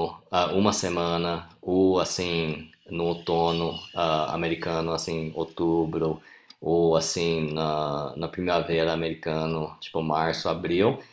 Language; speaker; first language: Portuguese; non-native, fluent; English